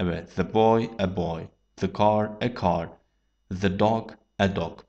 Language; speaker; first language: English; non-native, fluent; Turkish